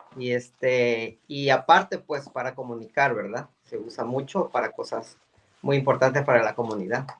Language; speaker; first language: Spanish; native; Spanish